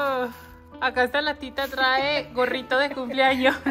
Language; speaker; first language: Spanish; native; Spanish